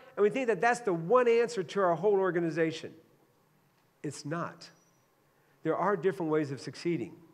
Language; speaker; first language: English; native; English